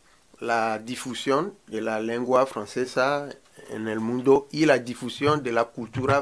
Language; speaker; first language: Spanish; non-native, learner; Ewe